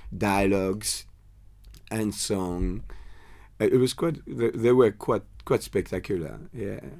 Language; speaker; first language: English; non-native, fluent; French